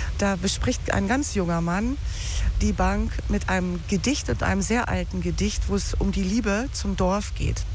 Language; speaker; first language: German; native; German